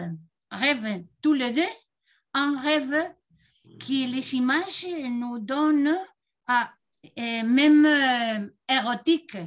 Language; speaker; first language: French; non-native, fluent; Spanish